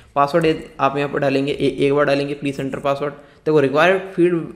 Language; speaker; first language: Hindi; native; Hindi